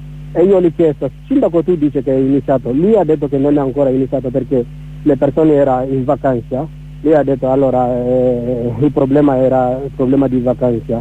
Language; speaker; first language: Italian; non-native, learner; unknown